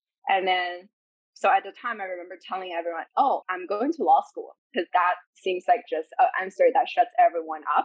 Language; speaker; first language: English; non-native, fluent; Chinese